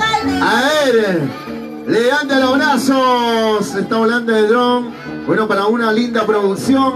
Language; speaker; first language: Spanish; native; Spanish